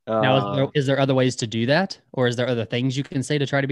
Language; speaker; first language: English; native; English